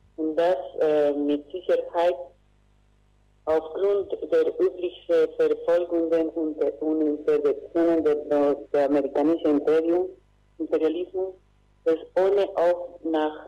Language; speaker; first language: German; non-native, fluent; Spanish